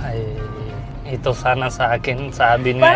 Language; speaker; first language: Filipino; non-native, learner; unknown